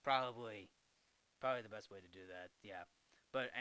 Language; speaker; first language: English; native; English